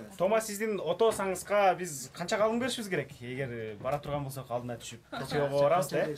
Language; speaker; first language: Kyrgyz; native; Kyrgyz